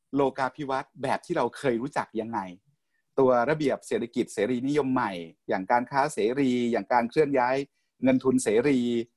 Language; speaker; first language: Thai; native; Thai